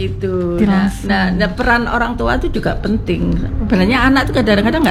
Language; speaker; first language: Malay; non-native, local second language; Javanese